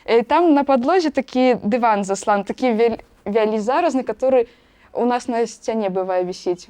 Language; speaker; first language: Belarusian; native; Belarusian